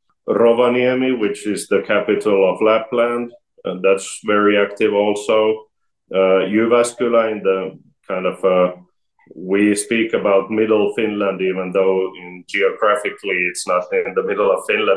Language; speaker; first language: English; non-native, fluent; Finnish